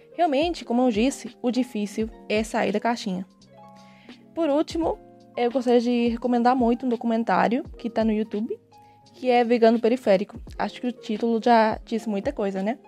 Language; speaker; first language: Portuguese; early bilingual, other home language; Spanish